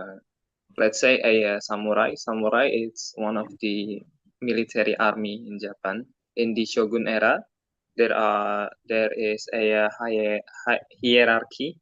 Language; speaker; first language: English; non-native, learner; Indonesian